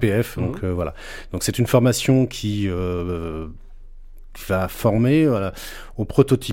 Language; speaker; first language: French; native; French